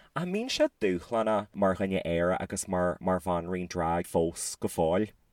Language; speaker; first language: Irish; native; Irish